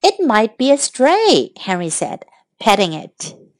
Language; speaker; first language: English; non-native, fluent; Chinese